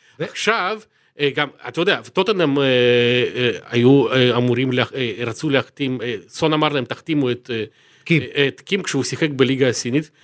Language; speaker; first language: Hebrew; native; Hebrew